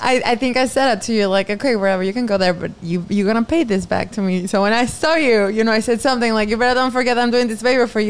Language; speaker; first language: English; non-native, fluent; Spanish